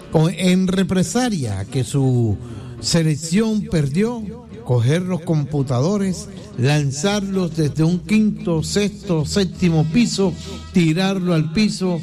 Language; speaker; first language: Spanish; native; Spanish